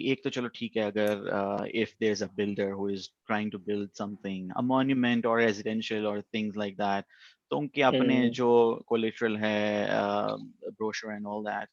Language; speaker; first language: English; non-native, local second language; Hindi